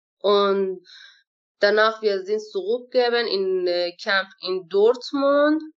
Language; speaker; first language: German; non-native, learner; Persian